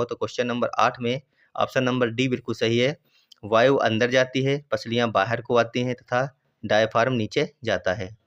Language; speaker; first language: Hindi; native; Hindi